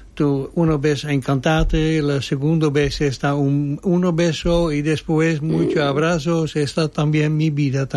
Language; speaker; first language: Spanish; non-native, learner; Dutch